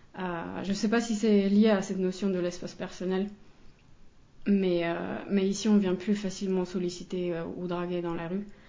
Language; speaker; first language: French; non-native, fluent; Finnish